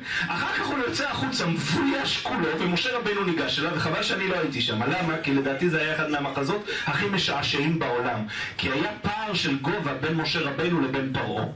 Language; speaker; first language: Hebrew; native; Hebrew